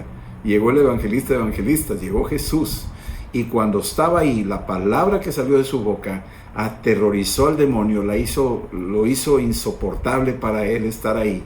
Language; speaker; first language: Spanish; native; Spanish